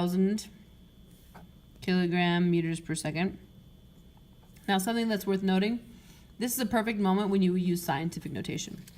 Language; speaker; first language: English; native; English